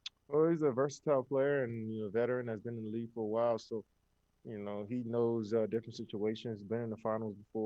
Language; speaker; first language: English; native; English